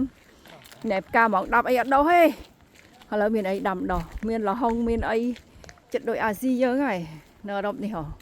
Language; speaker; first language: Khmer; native; Khmer